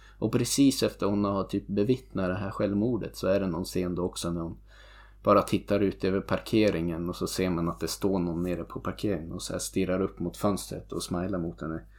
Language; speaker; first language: Swedish; native; Swedish